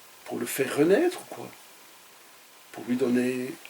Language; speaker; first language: French; native; French